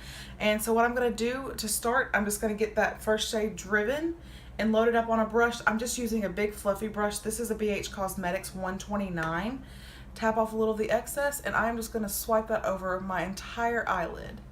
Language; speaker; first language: English; native; English